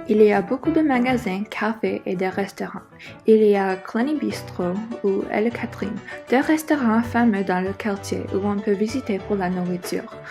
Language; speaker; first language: French; non-native, local second language; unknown